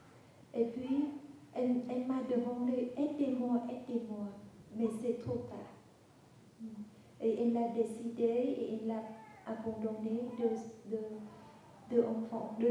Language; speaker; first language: French; non-native, fluent; Vietnamese